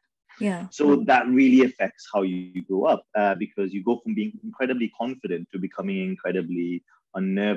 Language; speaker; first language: English; early bilingual, other home language; Urdu